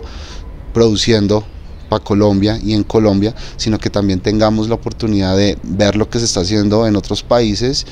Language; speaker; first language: Spanish; native; Spanish